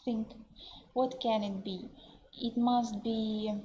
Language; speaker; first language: English; non-native, fluent; Russian